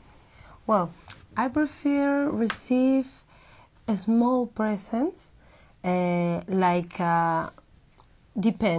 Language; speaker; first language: English; non-native, learner; Spanish